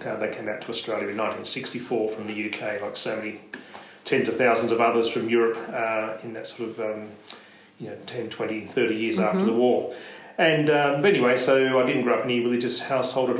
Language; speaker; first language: English; native; English